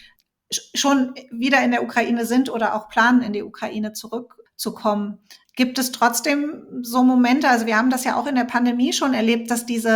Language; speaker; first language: German; native; German